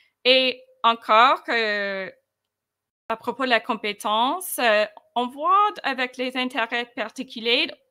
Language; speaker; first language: French; non-native, fluent; English